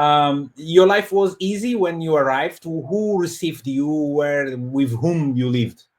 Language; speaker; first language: English; non-native, fluent; Portuguese